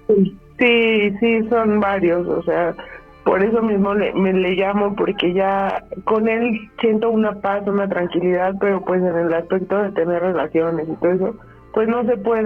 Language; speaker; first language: Spanish; native; Spanish